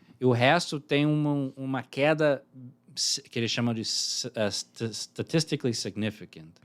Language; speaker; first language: Portuguese; early bilingual, heritage; Portuguese